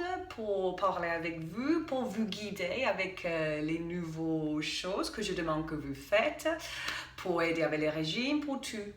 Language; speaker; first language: French; non-native, fluent; English